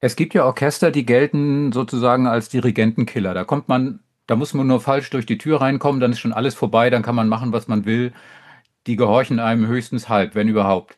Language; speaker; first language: German; native; German